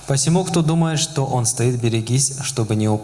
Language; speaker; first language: Russian; native; Russian